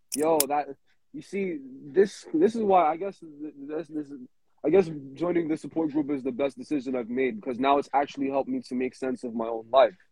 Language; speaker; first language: English; native; English